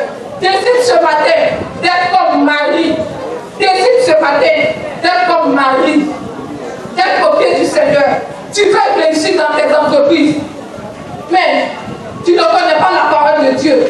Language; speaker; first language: French; non-native, local second language; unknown